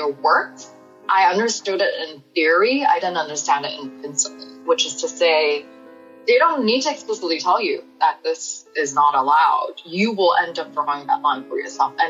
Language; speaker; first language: English; non-native, local second language; Cantonese